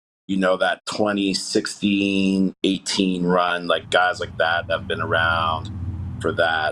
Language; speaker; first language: English; native; English